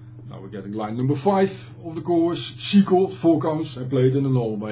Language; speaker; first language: English; non-native, fluent; Dutch